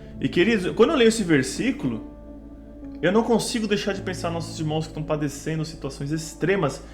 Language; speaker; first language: Portuguese; native; Portuguese